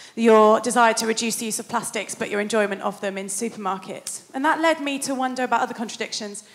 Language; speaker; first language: English; native; English